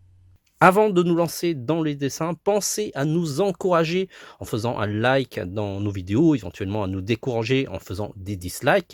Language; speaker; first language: French; native; French